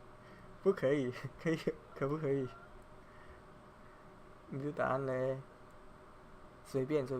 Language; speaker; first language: Chinese; non-native, fluent; Indonesian